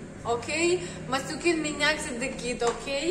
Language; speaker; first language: Indonesian; non-native, learner; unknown